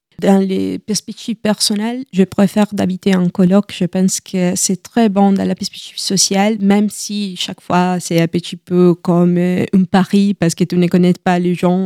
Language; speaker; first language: French; non-native, learner; Italian